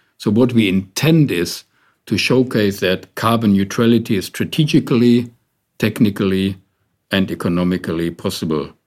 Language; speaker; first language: English; non-native, fluent; German